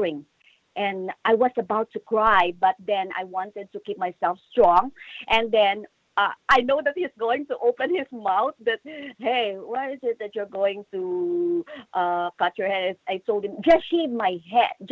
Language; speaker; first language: English; non-native, local second language; Filipino